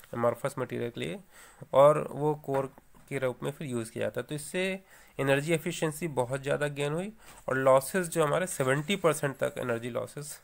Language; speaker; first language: Hindi; native; Hindi